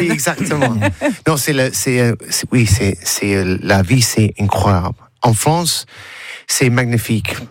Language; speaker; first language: French; non-native, learner; English